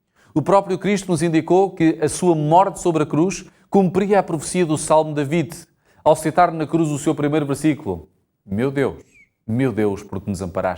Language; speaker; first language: Portuguese; native; Portuguese